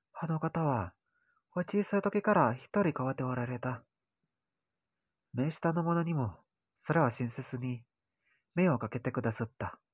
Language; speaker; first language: Japanese; non-native, learner; Indonesian